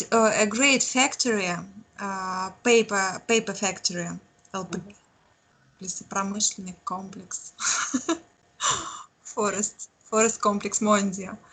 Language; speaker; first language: English; non-native, learner; Russian